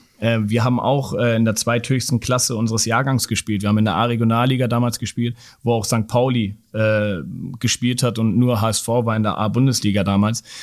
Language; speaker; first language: German; native; German